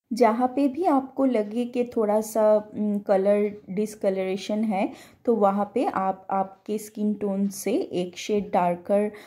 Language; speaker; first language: Hindi; non-native, local second language; Bangla